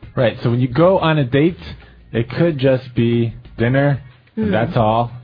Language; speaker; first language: English; native; English